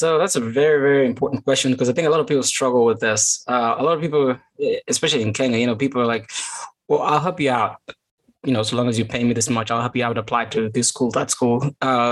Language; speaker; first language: English; non-native, local second language; Kalenjin